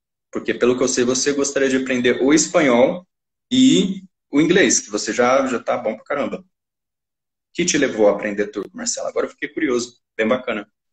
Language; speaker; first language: Portuguese; native; Portuguese